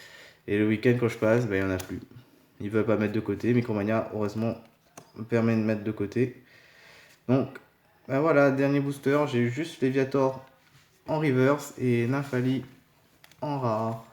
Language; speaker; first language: French; native; French